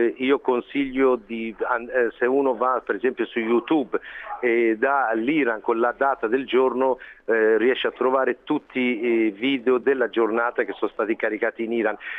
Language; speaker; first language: Italian; early bilingual, heritage; Persian